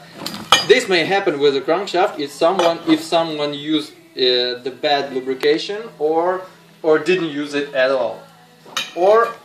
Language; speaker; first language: English; non-native, fluent; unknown